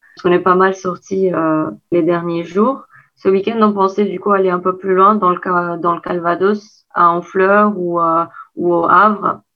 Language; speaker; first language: French; non-native, fluent; Albanian